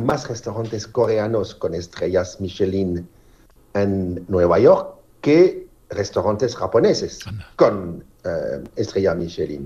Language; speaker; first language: Spanish; non-native, fluent; French